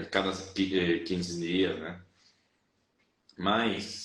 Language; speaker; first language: Portuguese; non-native, fluent; Spanish